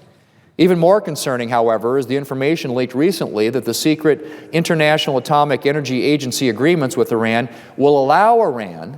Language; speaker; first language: English; native; English